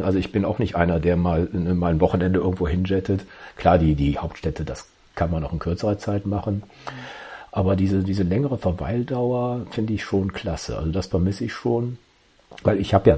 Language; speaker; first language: German; native; German